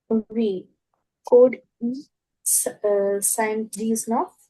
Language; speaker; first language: French; non-native, learner; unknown